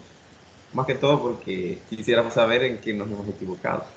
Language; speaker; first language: Spanish; native; Spanish